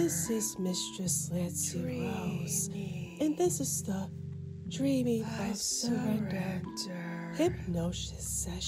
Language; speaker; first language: English; native; English